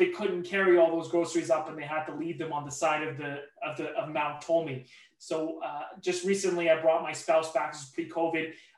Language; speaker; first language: English; native; English